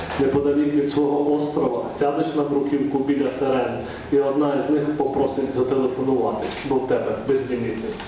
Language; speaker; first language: Ukrainian; native; Ukrainian